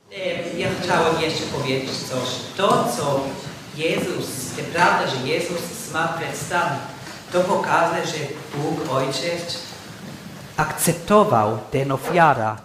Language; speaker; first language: Polish; non-native, learner; English